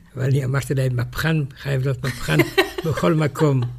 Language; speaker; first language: Hebrew; non-native, fluent; French